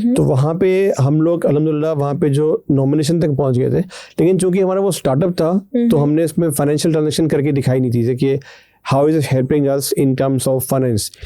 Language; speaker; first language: Urdu; native; Urdu